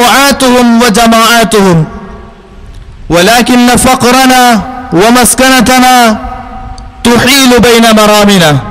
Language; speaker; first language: Arabic; non-native, fluent; Malayalam